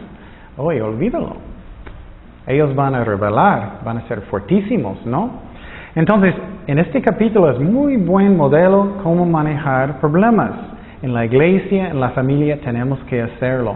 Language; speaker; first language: Spanish; non-native, fluent; English